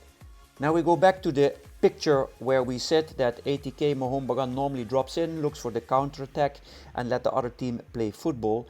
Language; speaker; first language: English; non-native, fluent; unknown